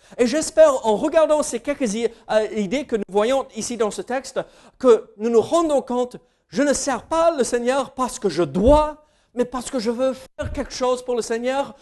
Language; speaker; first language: French; non-native, fluent; English